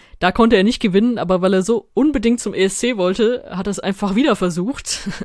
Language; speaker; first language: German; native; German